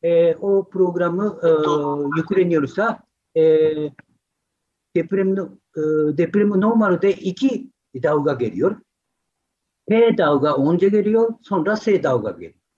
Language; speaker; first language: Turkish; non-native, fluent; Japanese